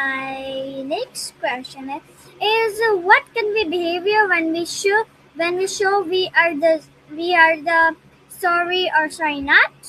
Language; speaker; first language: English; non-native, learner; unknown